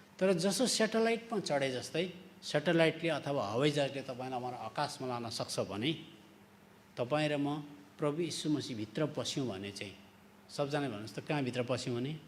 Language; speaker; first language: Nepali; native; Nepali